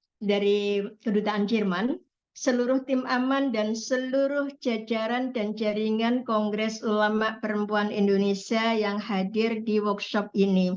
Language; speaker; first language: Indonesian; native; Indonesian